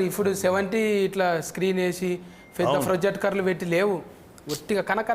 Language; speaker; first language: Telugu; native; Telugu